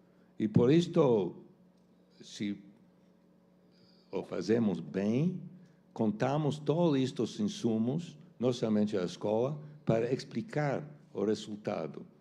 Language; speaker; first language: Portuguese; non-native, fluent; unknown